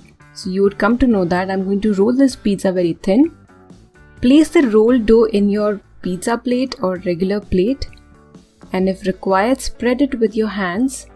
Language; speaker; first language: English; non-native, local second language; Hindi